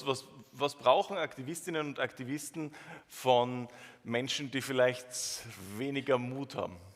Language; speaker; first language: German; native; German